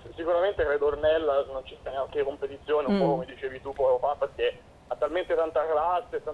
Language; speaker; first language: Italian; native; Italian